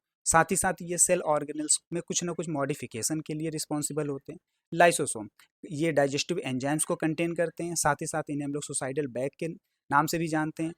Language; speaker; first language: Hindi; native; Hindi